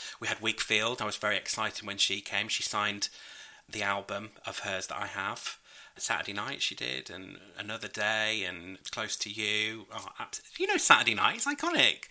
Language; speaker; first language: English; native; English